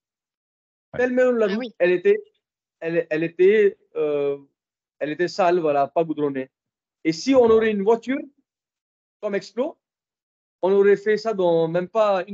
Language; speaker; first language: French; non-native, fluent; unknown